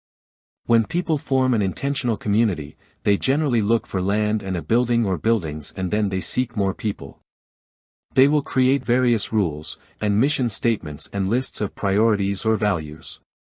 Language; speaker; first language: English; native; English